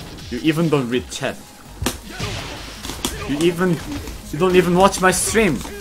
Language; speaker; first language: English; non-native, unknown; Korean